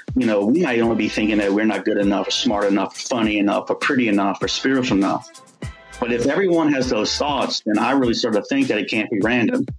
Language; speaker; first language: English; native; English